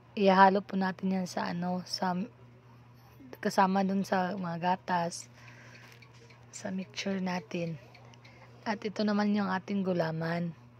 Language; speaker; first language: Filipino; non-native, local second language; Cebuano